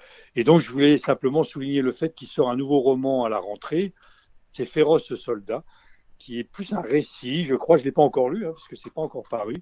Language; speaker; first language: French; native; French